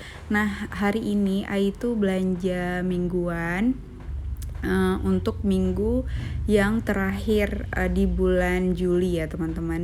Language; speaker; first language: Indonesian; native; Indonesian